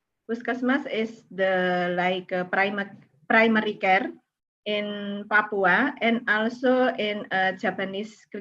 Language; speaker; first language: English; non-native, learner; Indonesian